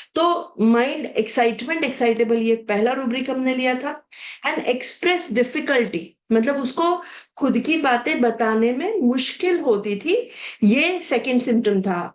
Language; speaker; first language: Hindi; non-native, local second language; Marathi